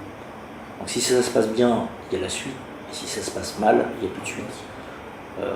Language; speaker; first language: French; native; French